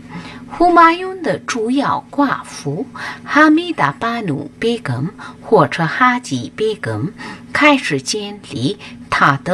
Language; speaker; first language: Chinese; non-native, fluent; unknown